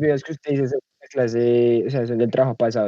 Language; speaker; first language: Spanish; native; Spanish